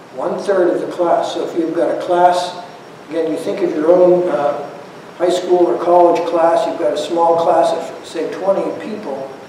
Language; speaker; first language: English; native; English